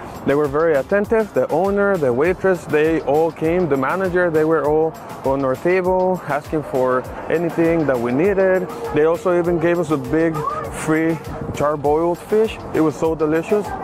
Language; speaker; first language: English; early bilingual, other home language; Spanish